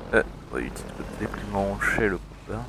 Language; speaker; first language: French; native; French